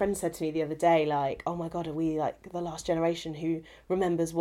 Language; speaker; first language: English; native; English